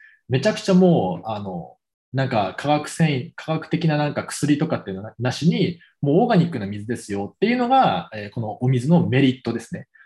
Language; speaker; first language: Japanese; native; Japanese